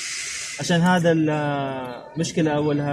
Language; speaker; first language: Arabic; non-native, learner; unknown